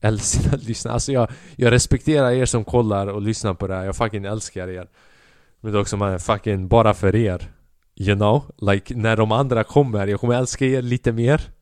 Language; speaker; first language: Swedish; early bilingual, other home language; Albanian